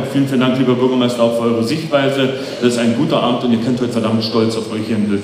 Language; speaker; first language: German; native; German